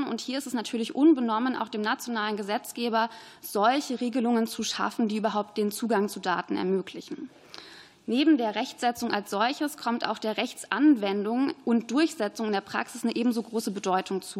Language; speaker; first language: German; native; German